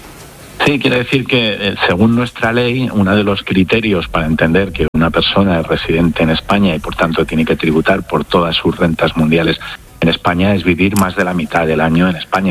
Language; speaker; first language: Spanish; native; Spanish